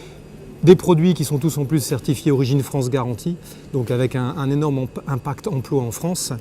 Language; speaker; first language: French; native; French